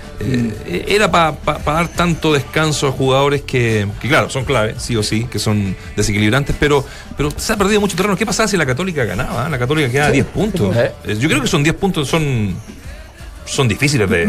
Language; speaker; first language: Spanish; native; Spanish